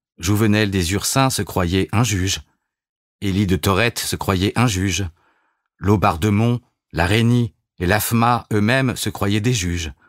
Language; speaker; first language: French; native; French